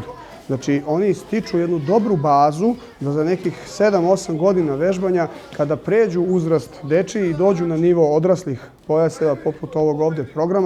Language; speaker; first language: Bosnian; native; Bosnian